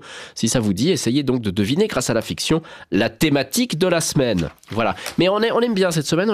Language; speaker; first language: French; native; French